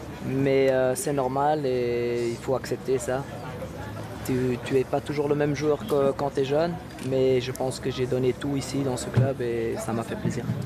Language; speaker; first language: French; non-native, local second language; Dutch